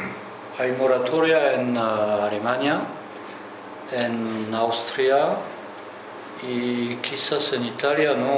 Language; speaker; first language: Spanish; non-native, fluent; French